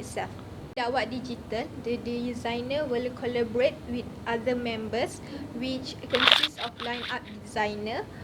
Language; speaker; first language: English; non-native, learner; Malay